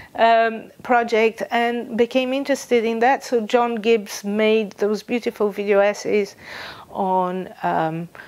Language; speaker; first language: English; non-native, fluent; Portuguese